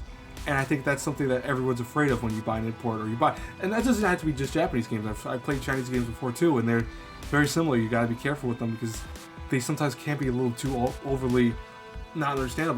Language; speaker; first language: English; native; English